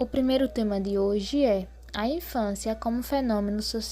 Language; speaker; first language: Portuguese; native; Portuguese